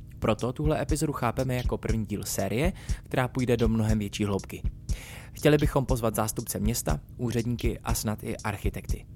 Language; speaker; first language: Czech; native; Czech